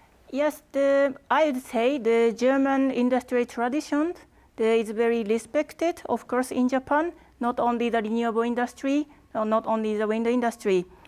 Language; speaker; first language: English; non-native, fluent; Japanese